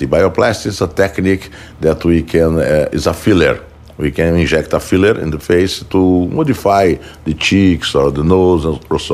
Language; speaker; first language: English; non-native, fluent; Portuguese